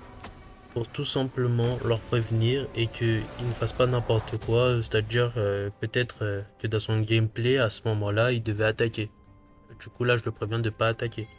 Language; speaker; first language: French; native; French